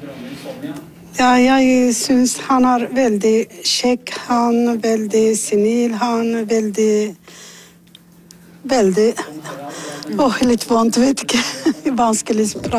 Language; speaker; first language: Norwegian; non-native, learner; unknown